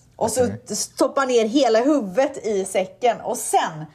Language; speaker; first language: Swedish; native; Swedish